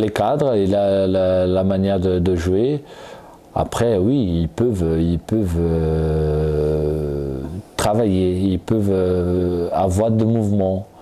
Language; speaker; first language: French; non-native, fluent; Portuguese